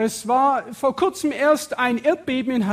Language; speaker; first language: German; native; German